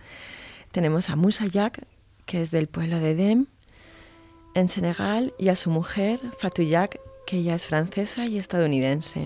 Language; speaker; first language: Spanish; native; Spanish